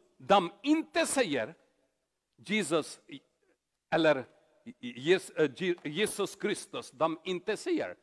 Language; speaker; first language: Swedish; non-native, learner; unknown